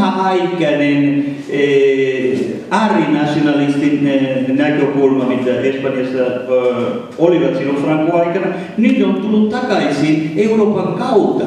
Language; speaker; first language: Finnish; non-native, fluent; Spanish